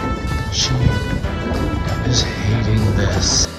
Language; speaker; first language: English; native; English